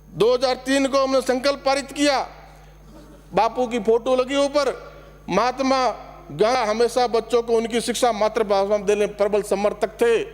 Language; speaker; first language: Hindi; non-native, local second language; Marwari